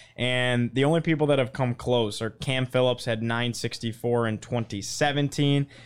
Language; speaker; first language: English; native; English